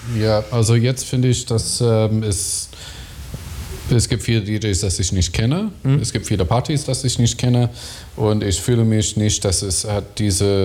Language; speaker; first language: German; non-native, learner; English